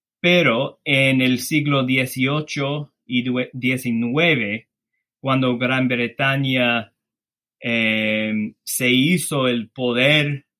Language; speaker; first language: Spanish; non-native, fluent; English